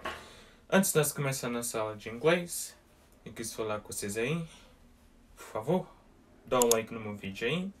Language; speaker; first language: Portuguese; early bilingual, heritage; Portuguese